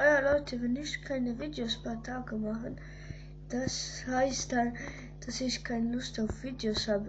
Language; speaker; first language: German; early bilingual, other home language; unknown